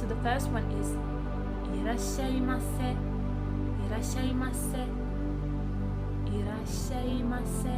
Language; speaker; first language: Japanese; non-native, fluent; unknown